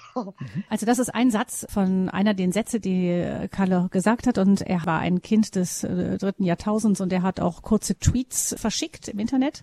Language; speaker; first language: German; native; German